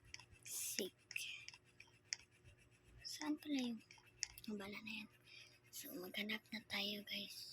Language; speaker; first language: Filipino; non-native, local second language; Cebuano